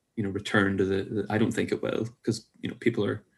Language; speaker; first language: English; native; English